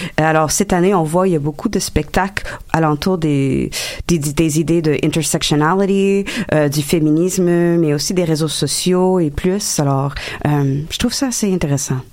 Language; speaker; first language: French; non-native, local second language; English